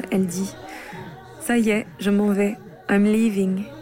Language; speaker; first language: French; non-native, fluent; Arabic